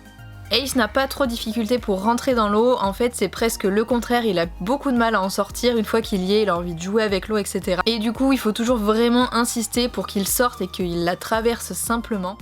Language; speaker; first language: French; native; French